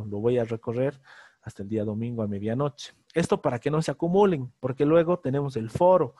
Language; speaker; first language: Spanish; native; Spanish